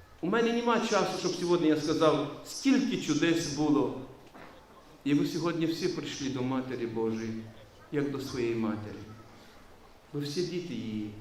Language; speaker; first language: Ukrainian; non-native, local second language; Romanian